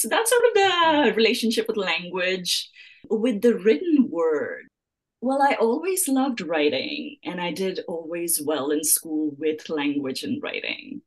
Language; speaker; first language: English; native; English